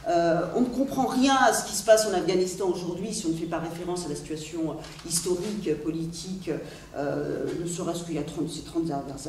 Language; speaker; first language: French; native; French